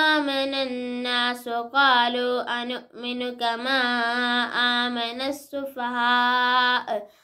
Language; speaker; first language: Arabic; non-native, learner; Malayalam